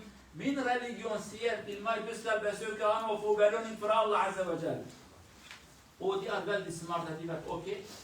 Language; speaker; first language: Swedish; non-native, learner; Kurdish